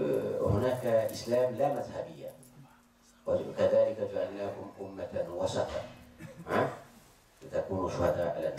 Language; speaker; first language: Arabic; non-native, fluent; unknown